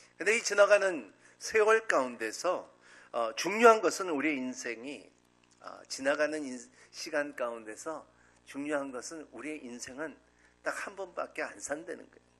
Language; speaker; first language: Korean; native; Korean